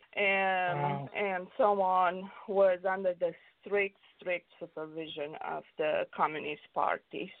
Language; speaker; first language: English; non-native, fluent; Romanian